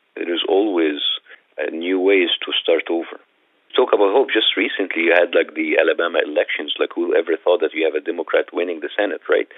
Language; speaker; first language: English; non-native, fluent; Arabic